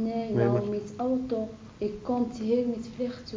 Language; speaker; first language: Dutch; non-native, learner; Arabic